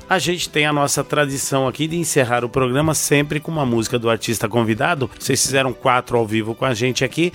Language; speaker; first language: Portuguese; native; Portuguese